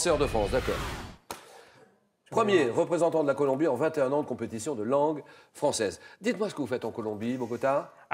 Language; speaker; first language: French; native; French